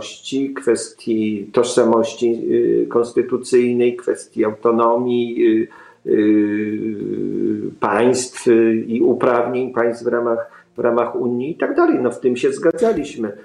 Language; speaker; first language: Polish; native; Polish